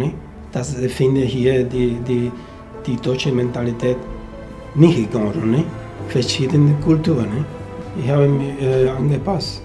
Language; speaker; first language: German; non-native, fluent; Spanish